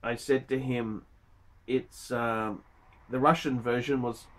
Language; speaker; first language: English; native; English